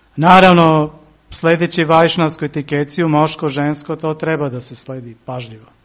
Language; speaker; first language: Serbian; early bilingual, heritage; Serbian